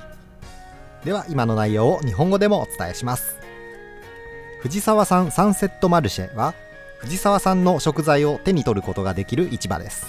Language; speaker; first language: Japanese; native; Japanese